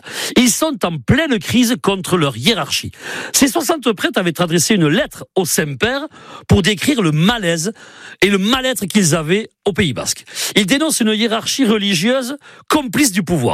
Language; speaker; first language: French; native; French